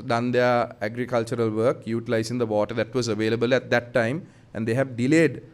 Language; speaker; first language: English; non-native, local second language; Sinhala